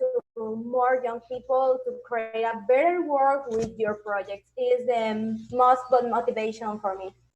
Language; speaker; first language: English; non-native, learner; Spanish